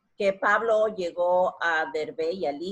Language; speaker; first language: Spanish; native; Spanish